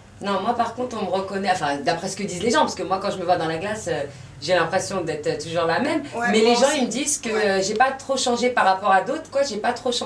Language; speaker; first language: French; native; French